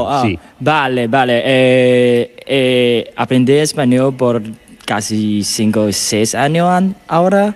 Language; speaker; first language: Spanish; non-native, learner; Chinese